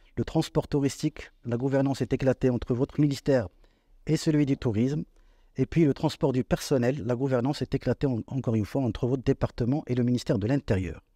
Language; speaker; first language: French; non-native, local second language; Arabic